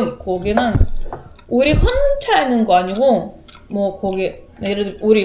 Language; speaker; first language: Korean; non-native, learner; Russian